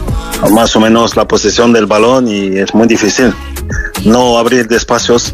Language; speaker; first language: Spanish; non-native, fluent; French